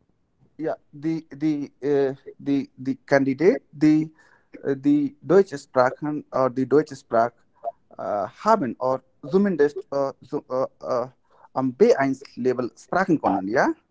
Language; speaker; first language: German; non-native, learner; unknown